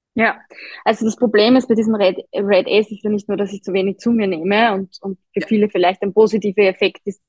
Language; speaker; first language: German; native; German